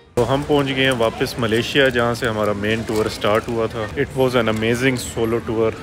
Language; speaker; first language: Urdu; non-native, local second language; Punjabi